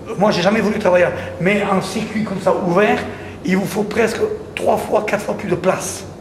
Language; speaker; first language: French; native; French